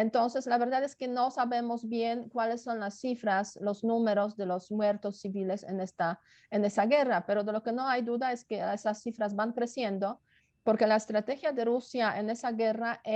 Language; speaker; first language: Spanish; non-native, fluent; Polish